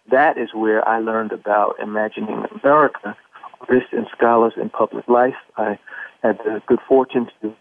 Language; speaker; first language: English; native; English